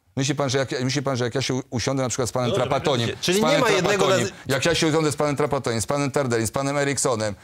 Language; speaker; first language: Polish; native; Polish